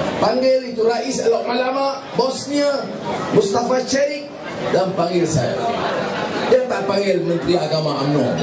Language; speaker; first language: Malay; native; Malay